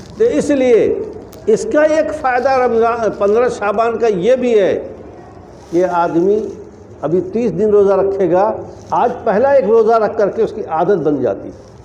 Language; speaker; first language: Urdu; native; Urdu